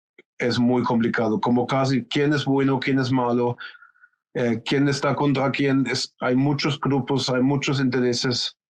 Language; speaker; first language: Spanish; non-native, fluent; German